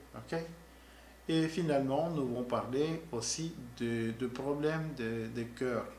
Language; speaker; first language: French; non-native, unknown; Spanish